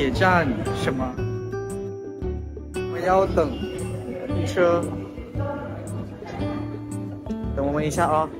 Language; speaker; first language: Chinese; non-native, fluent; Thai